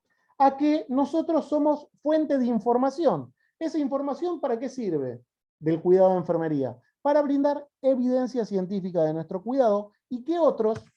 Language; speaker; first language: Spanish; native; Spanish